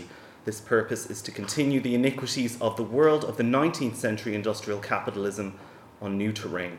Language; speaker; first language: English; native; English